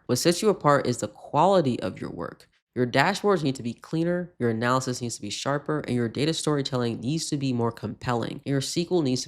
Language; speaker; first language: English; native; English